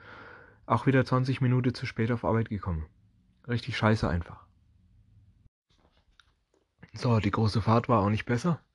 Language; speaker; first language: German; native; German